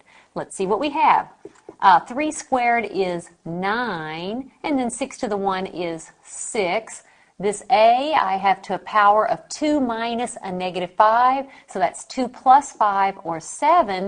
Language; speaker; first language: English; native; English